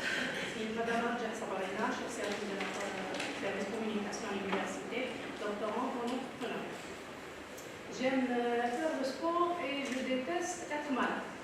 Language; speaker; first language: French; non-native, local second language; Arabic